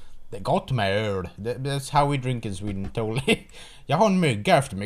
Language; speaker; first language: Swedish; native; Swedish